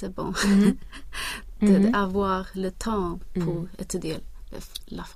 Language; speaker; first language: French; non-native, learner; Swedish